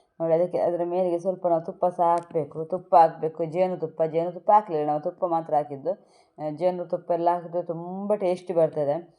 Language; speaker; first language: Kannada; non-native, local second language; Tulu